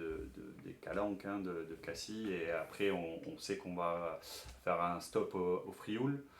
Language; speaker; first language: French; native; French